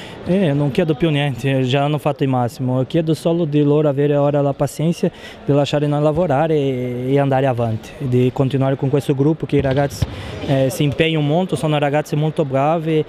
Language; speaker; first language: Italian; non-native, fluent; Portuguese